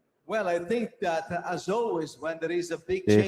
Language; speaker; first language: English; non-native, fluent; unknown